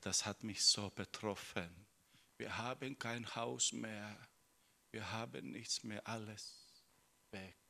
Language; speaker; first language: German; non-native, fluent; Finnish